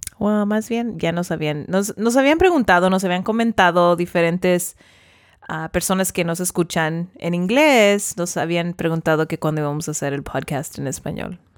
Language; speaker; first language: Spanish; early bilingual, heritage; Spanish